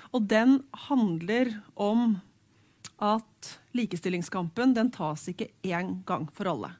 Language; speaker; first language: Norwegian; native; Norwegian